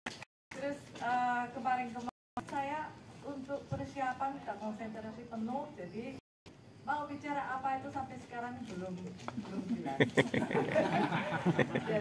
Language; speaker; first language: Indonesian; non-native, learner; Japanese